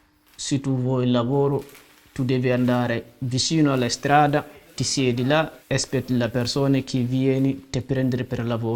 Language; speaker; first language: Italian; non-native, learner; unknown